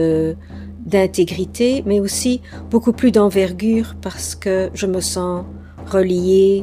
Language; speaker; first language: French; non-native, fluent; English